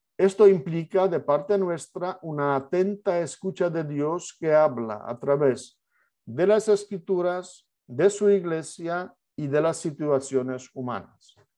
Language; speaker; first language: Spanish; non-native, fluent; Polish